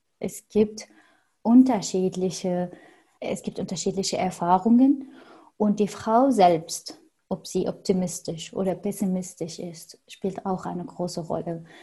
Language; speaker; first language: German; non-native, fluent; Arabic